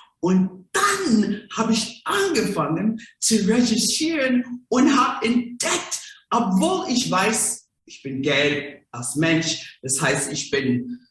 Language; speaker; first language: German; non-native, fluent; English